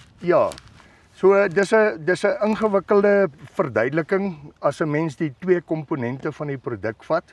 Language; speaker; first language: Afrikaans; native; Afrikaans